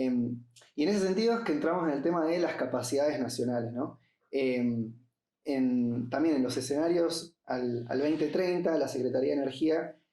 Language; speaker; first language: Spanish; native; Spanish